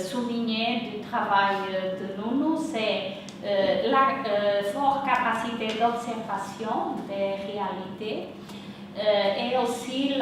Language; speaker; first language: French; non-native, fluent; Portuguese